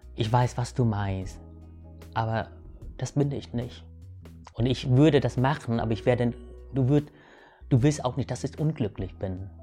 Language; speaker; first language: German; non-native, fluent; Vietnamese